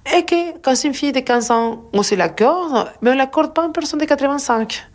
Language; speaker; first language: French; non-native, fluent; Spanish